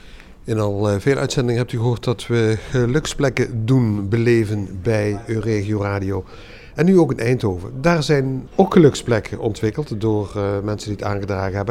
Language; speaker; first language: Dutch; native; Dutch